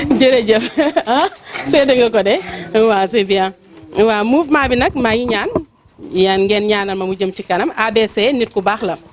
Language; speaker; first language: Wolof; non-native, local second language; Fula